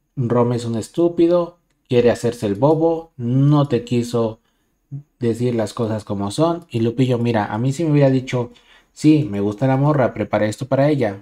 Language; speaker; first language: Spanish; native; Spanish